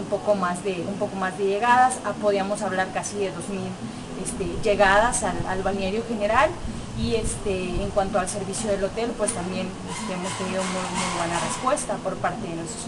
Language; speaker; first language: Spanish; native; Spanish